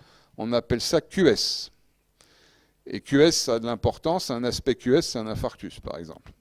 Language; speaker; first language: French; native; French